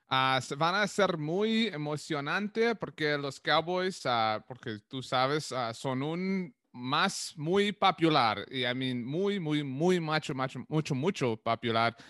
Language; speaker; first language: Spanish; non-native, learner; English